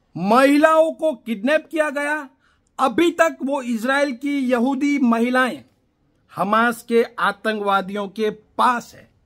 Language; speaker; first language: Hindi; non-native, local second language; Gujarati